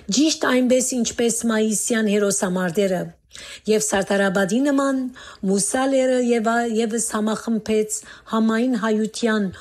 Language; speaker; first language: Armenian; native; Armenian